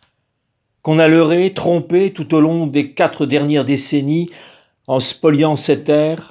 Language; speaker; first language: French; native; French